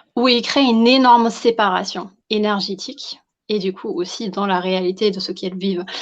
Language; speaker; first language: French; non-native, fluent; German